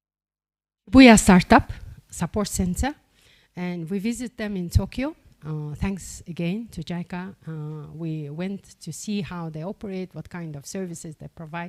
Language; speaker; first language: English; non-native, fluent; Mongolian